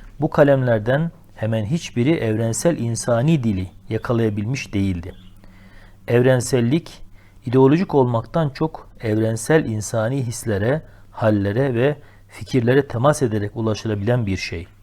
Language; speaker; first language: Turkish; native; Turkish